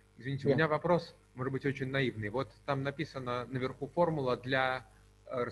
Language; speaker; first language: Russian; native; Russian